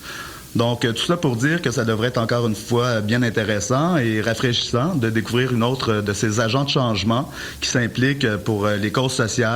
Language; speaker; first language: French; native; French